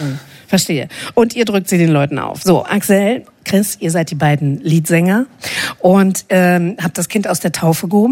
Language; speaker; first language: German; native; German